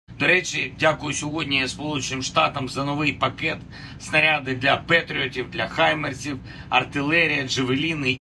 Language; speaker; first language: Ukrainian; non-native, local second language; Russian